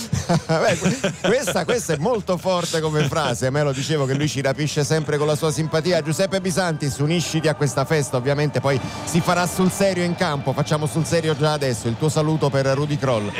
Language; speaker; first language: Italian; native; Italian